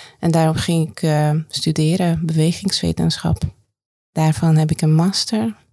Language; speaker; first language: Dutch; non-native, fluent; Hungarian